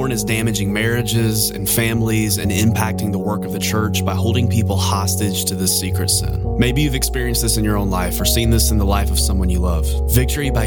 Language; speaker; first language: English; native; English